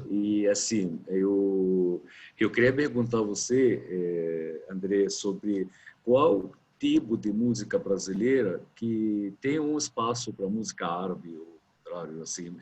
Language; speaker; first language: Portuguese; non-native, fluent; Arabic